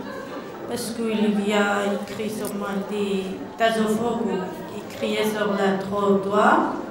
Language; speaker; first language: French; non-native, learner; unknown